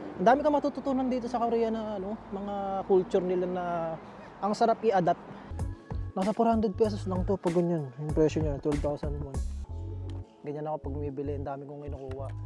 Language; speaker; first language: Filipino; native; Filipino